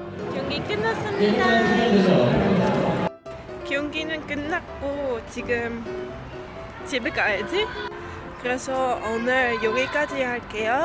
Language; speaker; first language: Korean; non-native, fluent; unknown